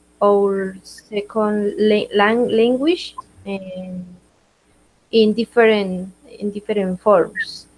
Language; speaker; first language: English; non-native, learner; Spanish